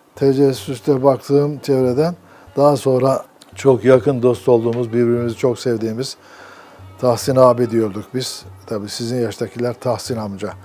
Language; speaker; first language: Turkish; native; Turkish